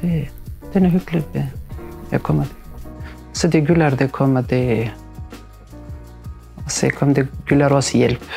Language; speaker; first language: Danish; non-native, learner; Turkish